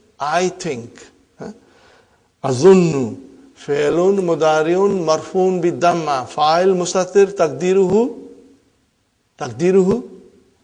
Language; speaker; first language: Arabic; non-native, fluent; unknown